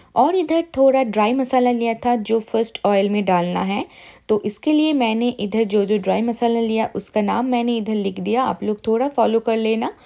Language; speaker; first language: Hindi; non-native, local second language; Bangla